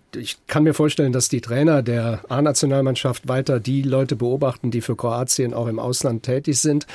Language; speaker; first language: German; native; German